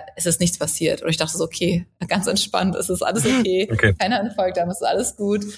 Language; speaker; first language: German; native; German